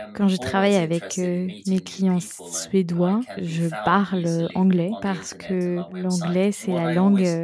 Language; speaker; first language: French; non-native, fluent; Swedish